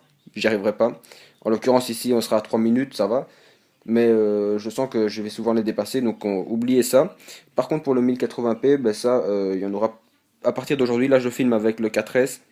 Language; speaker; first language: French; native; French